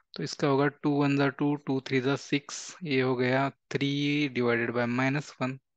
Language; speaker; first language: Hindi; non-native, local second language; Marathi